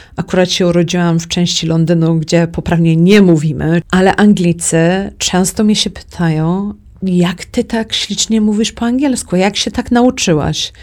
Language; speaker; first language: Polish; early bilingual, heritage; Polish